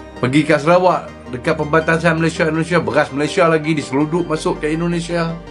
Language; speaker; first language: Malay; native; Malay